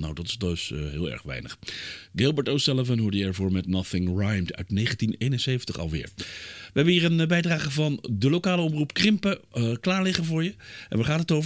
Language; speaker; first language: Dutch; native; Dutch